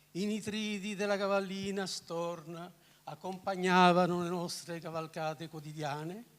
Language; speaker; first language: Italian; native; Italian